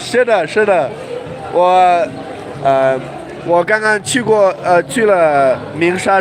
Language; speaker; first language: Chinese; non-native, learner; English